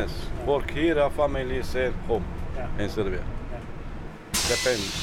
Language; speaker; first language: English; non-native, learner; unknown